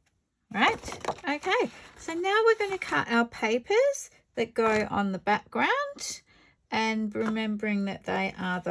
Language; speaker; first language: English; native; English